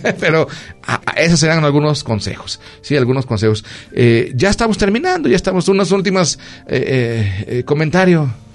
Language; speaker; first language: Spanish; native; Spanish